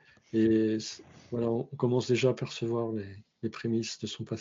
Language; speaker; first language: French; native; French